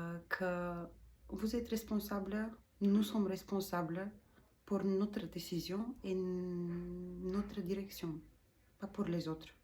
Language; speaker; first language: French; non-native, learner; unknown